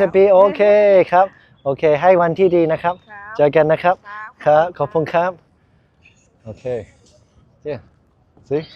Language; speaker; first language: Thai; non-native, learner; English